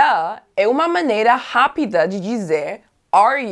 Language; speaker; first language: Portuguese; non-native, fluent; English